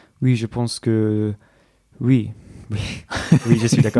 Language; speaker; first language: French; non-native, learner; English